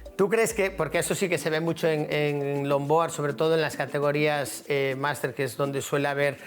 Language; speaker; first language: Spanish; native; Spanish